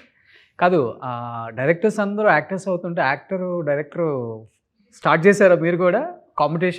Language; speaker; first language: Telugu; native; Telugu